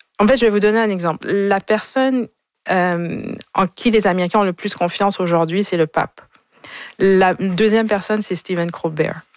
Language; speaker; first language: French; native; French